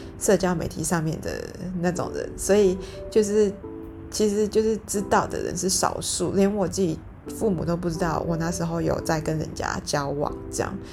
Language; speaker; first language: Chinese; native; Chinese